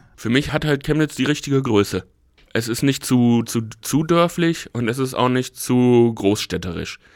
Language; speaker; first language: German; native; German